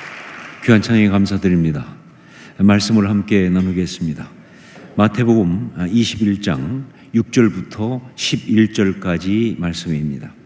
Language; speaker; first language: Korean; native; Korean